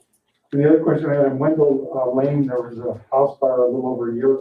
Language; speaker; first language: English; native; English